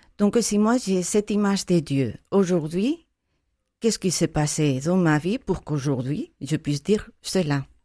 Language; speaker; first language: French; non-native, fluent; Spanish